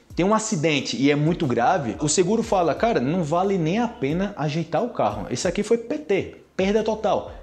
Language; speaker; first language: Portuguese; native; Portuguese